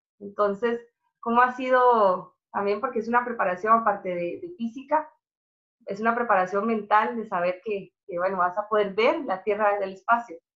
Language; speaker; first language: Spanish; native; Spanish